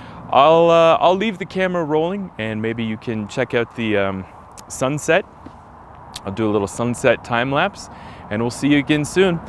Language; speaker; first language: English; native; English